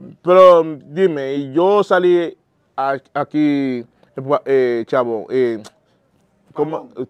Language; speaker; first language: Spanish; non-native, learner; Haitian Creole